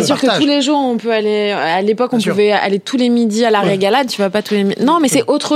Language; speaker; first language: French; native; French